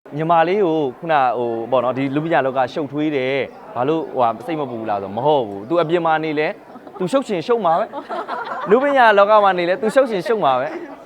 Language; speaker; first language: Burmese; native; Burmese